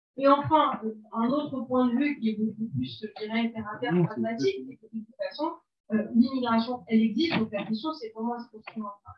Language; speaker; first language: French; non-native, local second language; Arabic